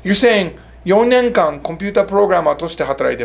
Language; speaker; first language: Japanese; non-native, fluent; English